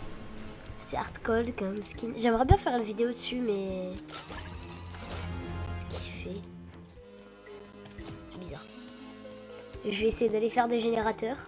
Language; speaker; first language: French; native; French